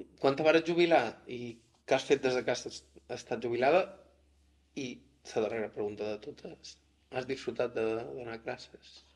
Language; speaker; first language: Catalan; native; Catalan